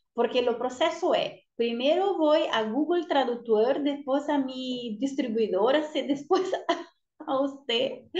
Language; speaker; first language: Spanish; non-native, learner; Portuguese